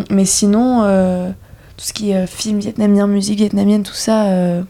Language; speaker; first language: French; native; French